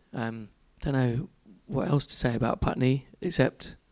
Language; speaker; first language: English; native; English